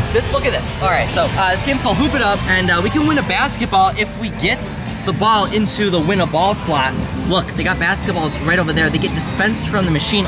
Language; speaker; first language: English; native; English